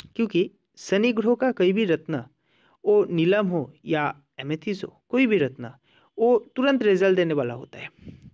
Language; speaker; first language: Hindi; non-native, local second language; Bangla